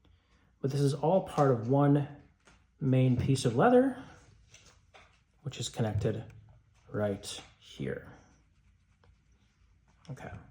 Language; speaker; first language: English; native; English